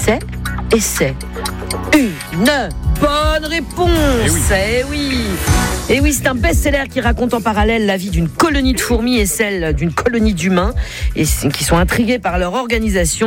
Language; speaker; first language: French; native; French